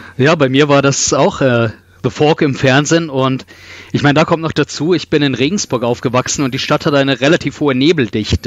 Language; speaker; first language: German; native; German